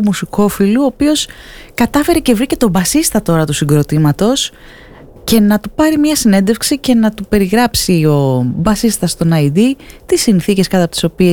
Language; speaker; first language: Greek; native; Greek